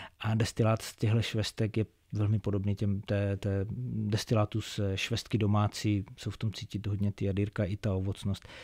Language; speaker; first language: Czech; native; Czech